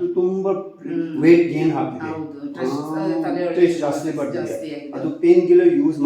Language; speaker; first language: Kannada; non-native, learner; Tibetan